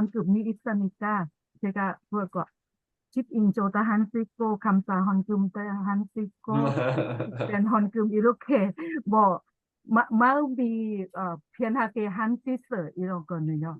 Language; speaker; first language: Korean; non-native, learner; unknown